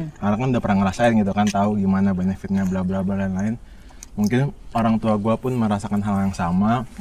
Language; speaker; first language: Indonesian; native; Indonesian